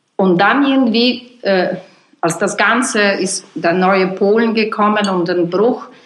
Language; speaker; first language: German; non-native, learner; Polish